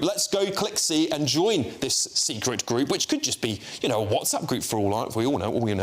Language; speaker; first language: English; native; English